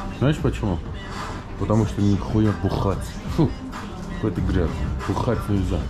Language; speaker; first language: Russian; non-native, fluent; Georgian